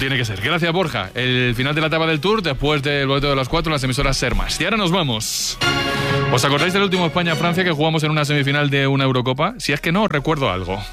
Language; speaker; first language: Spanish; native; Spanish